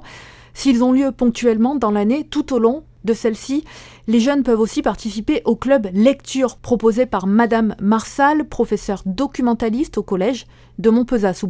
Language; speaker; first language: French; native; French